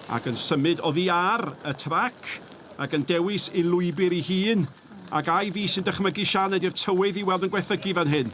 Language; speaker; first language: Welsh; native; Welsh